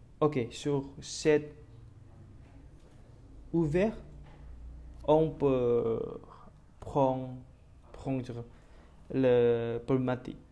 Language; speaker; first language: French; non-native, learner; Indonesian